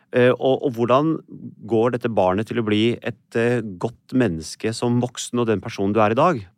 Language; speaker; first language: Norwegian; early bilingual, other home language; Urdu